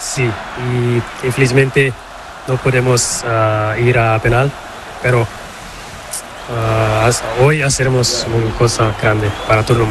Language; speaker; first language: Spanish; non-native, learner; Portuguese